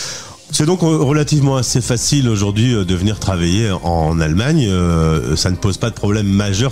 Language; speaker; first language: French; native; French